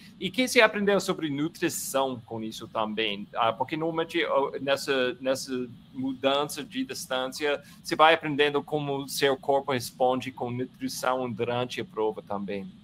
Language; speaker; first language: Portuguese; non-native, fluent; English